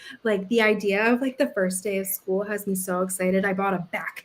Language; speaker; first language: English; native; English